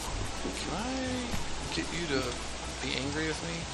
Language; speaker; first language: English; native; English